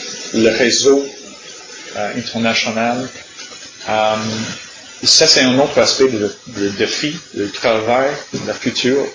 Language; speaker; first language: French; non-native, learner; English